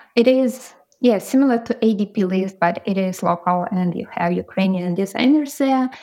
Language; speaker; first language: English; non-native, fluent; Ukrainian